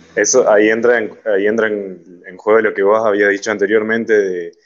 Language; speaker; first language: Spanish; native; Spanish